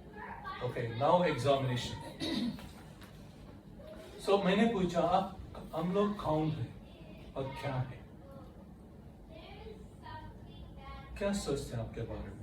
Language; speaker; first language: Hindi; non-native, local second language; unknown